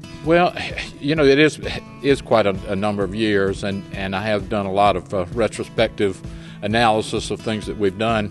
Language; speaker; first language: English; native; English